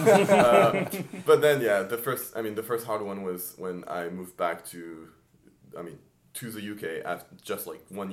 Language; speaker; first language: English; early bilingual, other home language; French